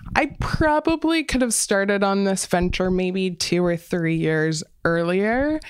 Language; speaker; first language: English; native; English